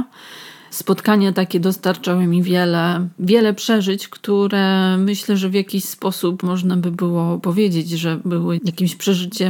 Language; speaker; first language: Polish; native; Polish